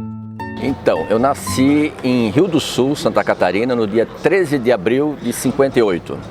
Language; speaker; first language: Portuguese; native; Portuguese